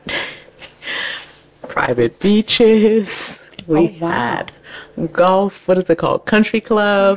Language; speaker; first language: English; native; English